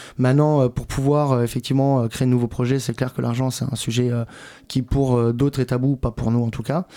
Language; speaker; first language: French; native; French